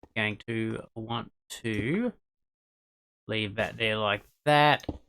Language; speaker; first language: English; native; English